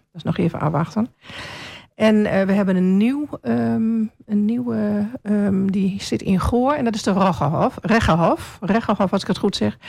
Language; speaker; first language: Dutch; native; Dutch